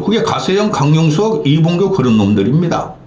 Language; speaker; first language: Korean; native; Korean